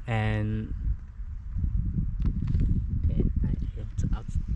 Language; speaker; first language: English; non-native, learner; Japanese